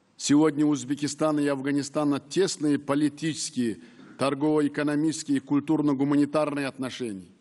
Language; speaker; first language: Russian; non-native, local second language; Uzbek